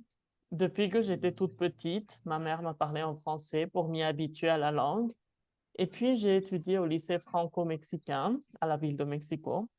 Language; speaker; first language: French; non-native, fluent; Spanish